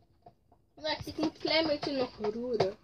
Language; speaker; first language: Dutch; early bilingual, other home language; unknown